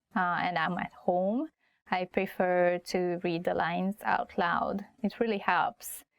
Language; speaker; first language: English; non-native, fluent; Hungarian